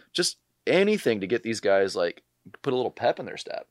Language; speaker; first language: English; native; English